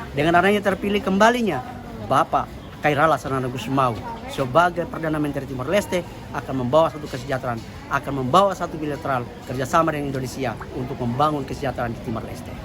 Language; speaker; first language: Indonesian; non-native, local second language; Tetum